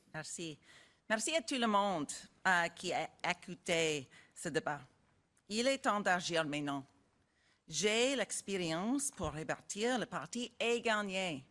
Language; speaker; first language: French; non-native, learner; English